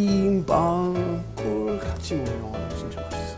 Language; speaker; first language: Korean; non-native, learner; English